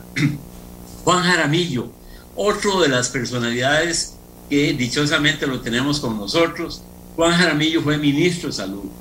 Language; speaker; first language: Spanish; native; Spanish